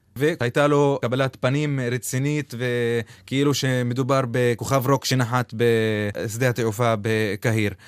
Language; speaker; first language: Hebrew; non-native, local second language; Arabic